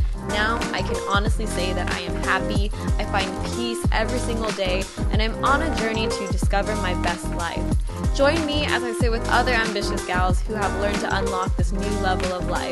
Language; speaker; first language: English; native; English